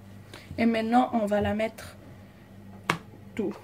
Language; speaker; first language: French; non-native, fluent; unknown